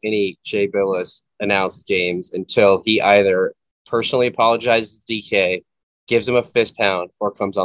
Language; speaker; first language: English; native; English